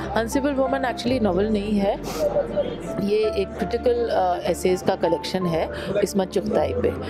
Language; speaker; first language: Hindi; native; Hindi